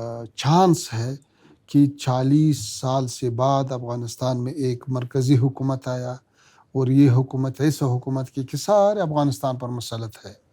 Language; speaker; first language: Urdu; non-native, learner; Pashto